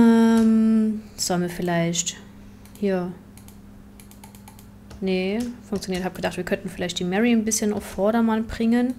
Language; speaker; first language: German; native; German